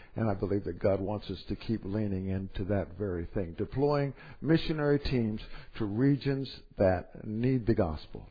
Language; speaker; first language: English; native; English